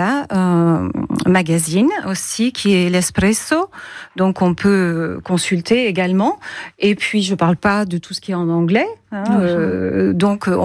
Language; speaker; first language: French; native; French